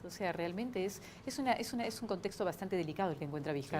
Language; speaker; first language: Spanish; native; Spanish